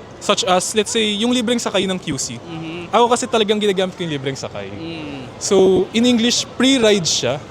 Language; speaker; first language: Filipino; native; Filipino